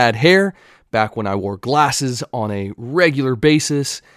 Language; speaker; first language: English; native; English